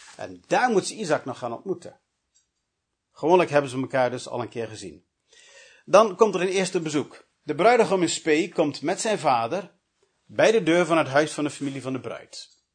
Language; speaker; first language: Dutch; early bilingual, other home language; English